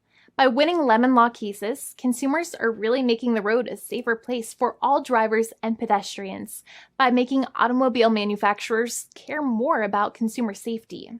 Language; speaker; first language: English; native; English